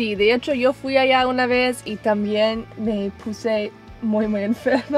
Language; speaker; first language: Spanish; non-native, fluent; English